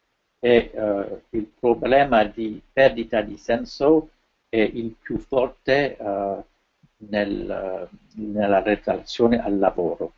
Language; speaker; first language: Italian; non-native, fluent; French